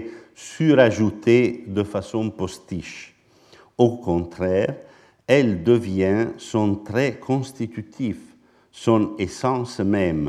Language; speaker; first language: French; non-native, fluent; Italian